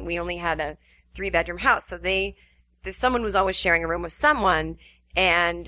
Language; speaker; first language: English; native; English